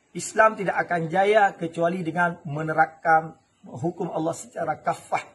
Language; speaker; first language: Malay; non-native, local second language; Achinese